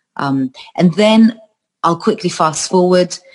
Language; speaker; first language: English; early bilingual, other home language; Georgian